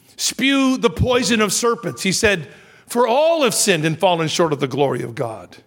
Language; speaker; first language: English; native; English